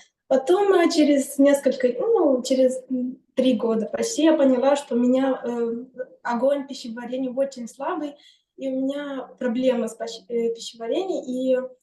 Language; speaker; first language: Russian; non-native, fluent; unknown